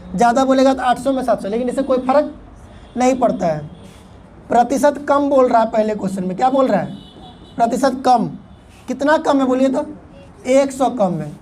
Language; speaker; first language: Hindi; native; Hindi